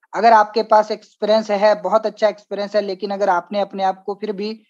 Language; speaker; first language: Hindi; native; Hindi